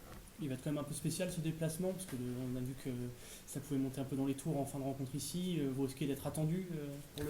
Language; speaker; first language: French; native; French